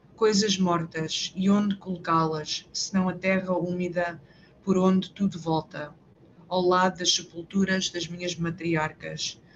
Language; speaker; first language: Portuguese; early bilingual, heritage; Portuguese